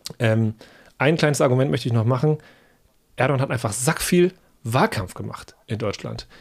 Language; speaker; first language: German; native; German